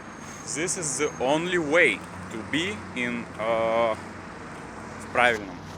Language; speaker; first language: English; non-native, learner; Russian